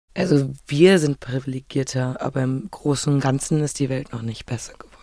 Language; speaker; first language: German; native; German